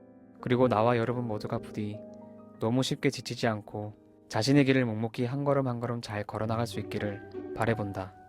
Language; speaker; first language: Korean; native; Korean